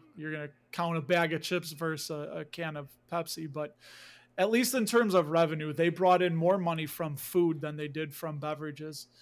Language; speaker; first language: English; native; English